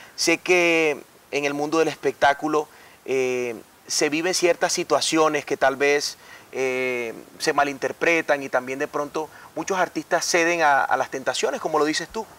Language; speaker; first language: Spanish; native; Spanish